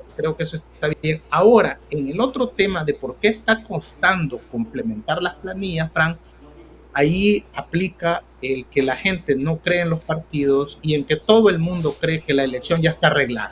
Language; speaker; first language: Spanish; native; Spanish